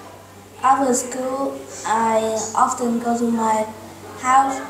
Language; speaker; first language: English; non-native, learner; Vietnamese